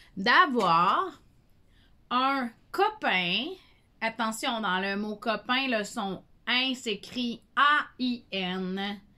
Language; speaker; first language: French; native; French